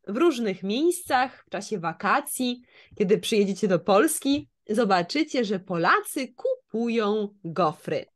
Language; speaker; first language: Polish; native; Polish